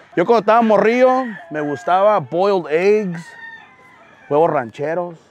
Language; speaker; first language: Spanish; early bilingual, heritage; Spanish